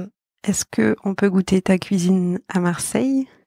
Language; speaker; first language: French; native; French